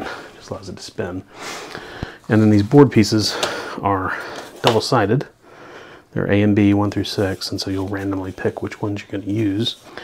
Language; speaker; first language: English; native; English